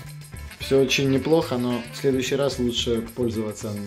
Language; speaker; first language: Russian; native; Russian